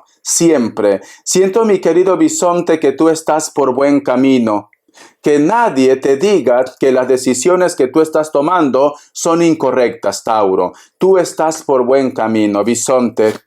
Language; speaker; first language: Spanish; native; Spanish